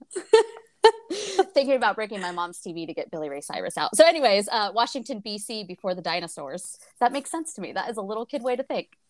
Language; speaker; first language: English; native; English